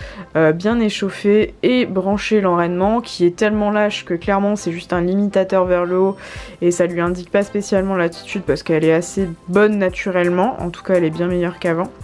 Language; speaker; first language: French; native; French